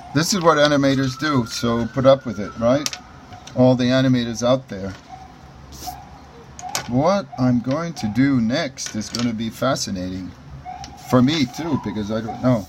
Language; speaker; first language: English; native; English